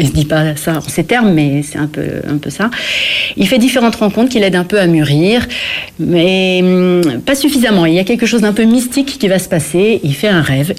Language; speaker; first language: French; native; French